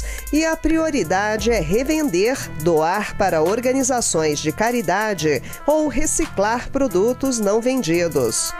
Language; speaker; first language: Portuguese; native; Portuguese